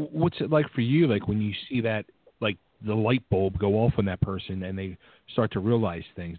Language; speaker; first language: English; native; English